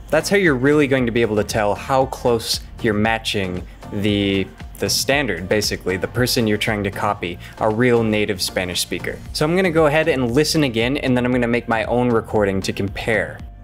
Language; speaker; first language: English; native; English